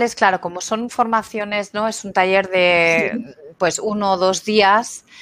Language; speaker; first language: Spanish; native; Spanish